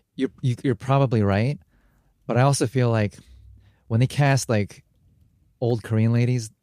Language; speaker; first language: English; early bilingual, other home language; Korean